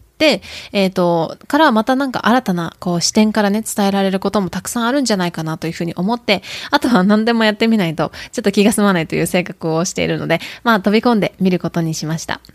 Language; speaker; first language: Japanese; native; Japanese